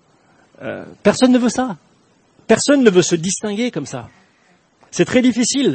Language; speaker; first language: French; native; French